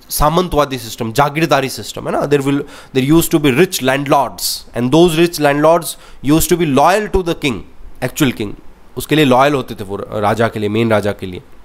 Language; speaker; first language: Hindi; native; Hindi